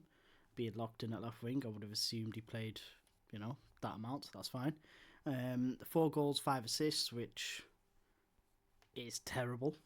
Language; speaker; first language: English; native; English